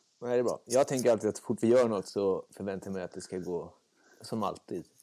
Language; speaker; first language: Swedish; native; Swedish